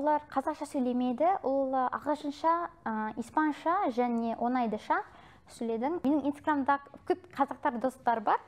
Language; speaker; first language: Kazakh; non-native, learner; English